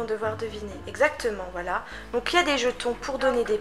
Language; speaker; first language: French; native; French